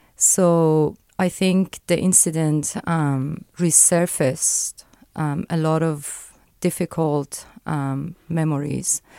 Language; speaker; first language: English; non-native, fluent; Persian